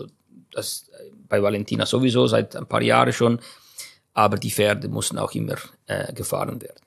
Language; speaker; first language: German; non-native, fluent; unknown